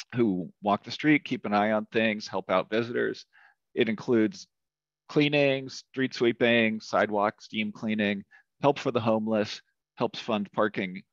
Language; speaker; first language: English; native; English